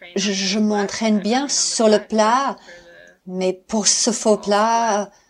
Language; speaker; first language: French; non-native, fluent; English